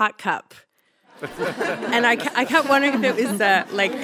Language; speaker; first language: English; native; English